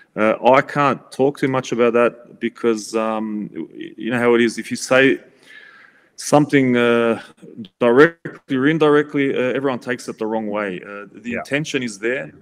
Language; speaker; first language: English; native; English